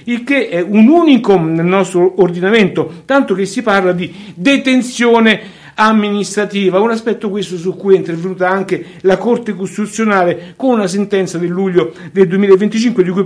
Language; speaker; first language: Italian; native; Italian